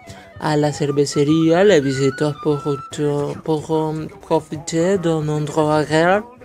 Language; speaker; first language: French; non-native, learner; Spanish